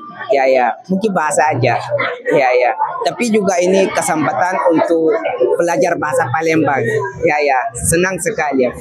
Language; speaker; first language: Indonesian; non-native, learner; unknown